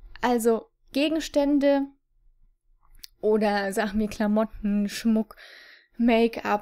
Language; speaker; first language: German; native; German